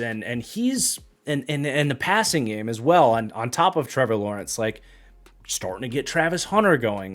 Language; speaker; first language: English; native; English